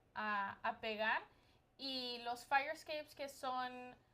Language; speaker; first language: Spanish; early bilingual, other home language; English